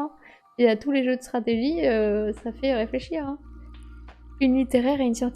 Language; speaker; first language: French; native; French